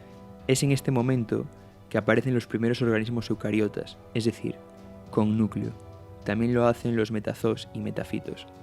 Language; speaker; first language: Spanish; native; Spanish